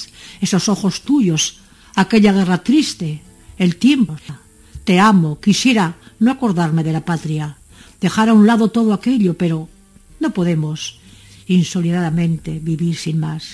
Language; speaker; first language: Spanish; native; Spanish